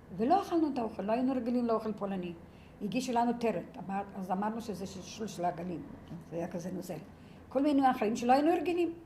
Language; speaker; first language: Hebrew; early bilingual, other home language; Yiddish